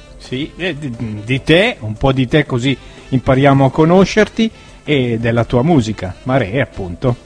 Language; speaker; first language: Italian; native; Italian